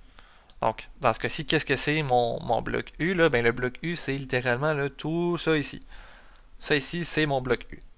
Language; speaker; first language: French; native; French